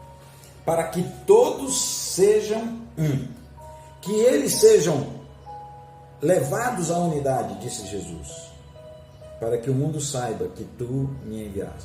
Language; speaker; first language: Portuguese; native; Portuguese